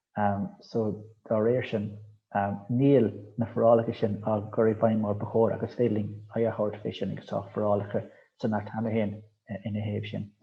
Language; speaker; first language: Irish; native; Irish